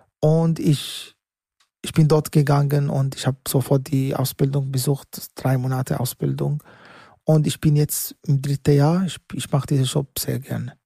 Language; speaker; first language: German; non-native, learner; Arabic